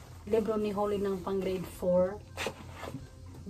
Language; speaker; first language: Filipino; native; Filipino